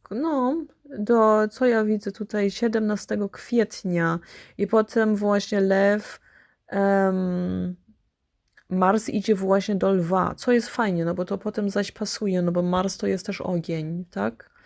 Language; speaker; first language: Polish; early bilingual, heritage; Polish